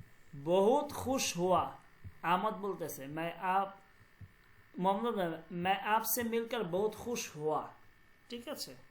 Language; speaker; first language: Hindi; non-native, fluent; Bangla